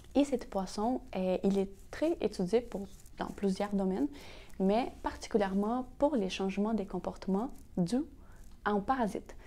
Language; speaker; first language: French; non-native, fluent; Portuguese